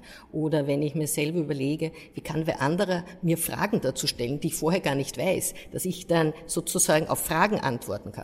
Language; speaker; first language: German; native; German